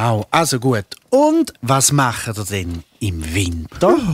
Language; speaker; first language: German; native; German